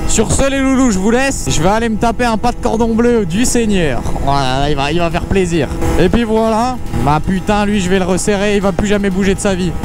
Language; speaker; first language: French; native; French